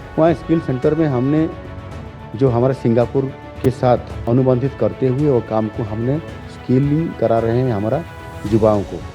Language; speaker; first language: Hindi; non-native, local second language; Odia